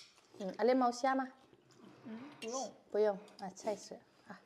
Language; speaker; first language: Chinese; non-native, learner; Indonesian